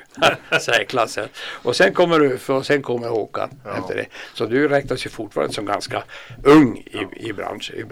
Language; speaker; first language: Swedish; native; Swedish